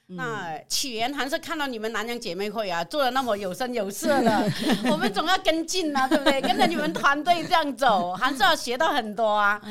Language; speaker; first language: Chinese; native; Chinese